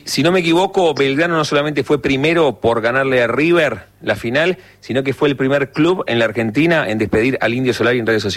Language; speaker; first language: Spanish; native; Spanish